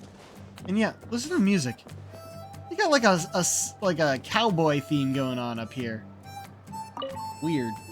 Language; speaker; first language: English; native; English